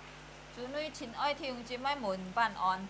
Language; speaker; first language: Chinese; early bilingual, heritage; Hakka Chinese